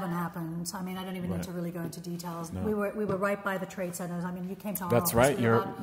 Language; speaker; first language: English; native; English